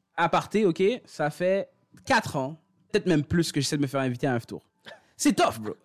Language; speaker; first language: French; early bilingual, other home language; Haitian Creole